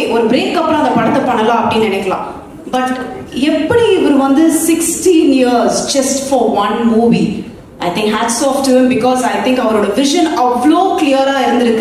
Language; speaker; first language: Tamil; native; Tamil